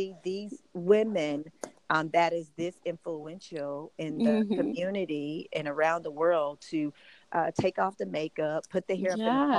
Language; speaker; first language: English; native; English